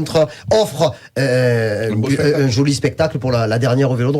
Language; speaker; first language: French; native; French